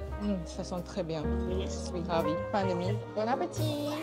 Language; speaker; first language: French; non-native, learner; English